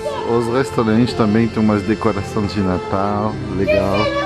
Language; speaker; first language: Portuguese; non-native, fluent; French